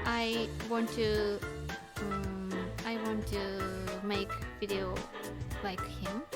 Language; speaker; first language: English; non-native, learner; Japanese